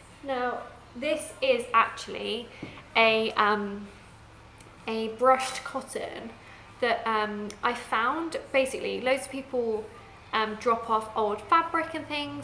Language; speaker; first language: English; native; English